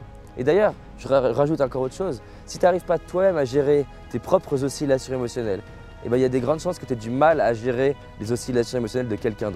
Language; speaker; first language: French; native; French